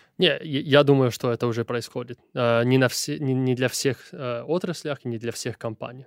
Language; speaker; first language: Russian; non-native, fluent; Italian